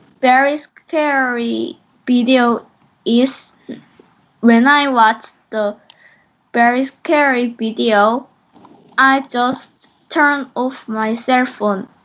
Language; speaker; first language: English; non-native, learner; Korean